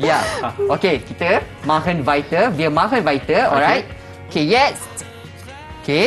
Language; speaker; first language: German; non-native, fluent; Malay